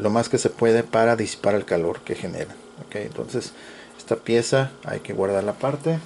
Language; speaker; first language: Spanish; native; Spanish